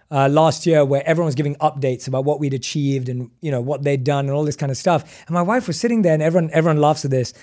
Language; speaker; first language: English; native; English